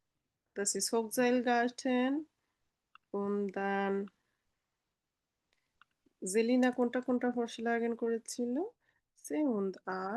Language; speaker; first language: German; non-native, learner; Bangla